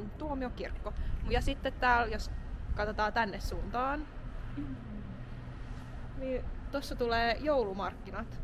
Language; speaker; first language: Finnish; native; Finnish